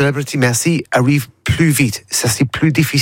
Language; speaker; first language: French; non-native, learner; English